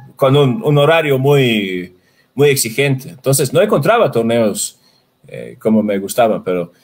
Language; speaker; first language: Spanish; non-native, fluent; Swedish